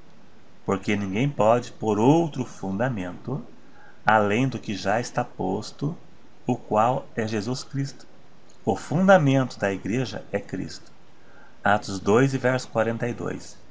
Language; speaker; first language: Portuguese; native; Portuguese